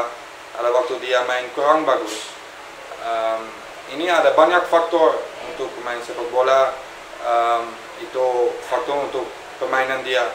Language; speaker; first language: Indonesian; non-native, fluent; Dutch